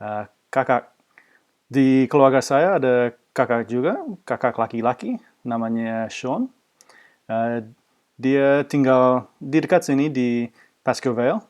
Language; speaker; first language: Indonesian; non-native, fluent; English